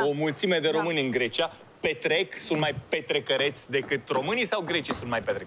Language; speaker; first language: Romanian; native; Romanian